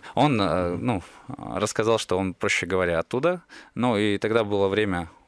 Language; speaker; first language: Russian; native; Russian